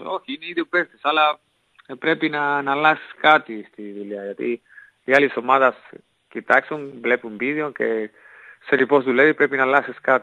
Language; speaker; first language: Greek; non-native, fluent; Spanish